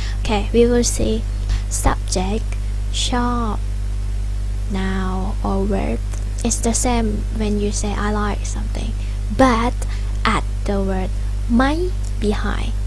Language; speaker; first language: English; non-native, fluent; Thai